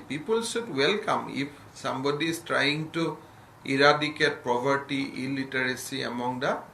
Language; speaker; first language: English; non-native, local second language; Assamese